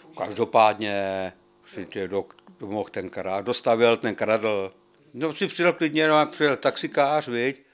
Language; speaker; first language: Czech; native; Czech